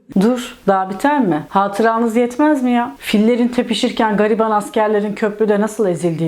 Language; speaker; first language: Turkish; native; Turkish